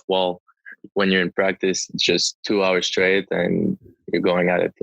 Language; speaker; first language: English; non-native, local second language; French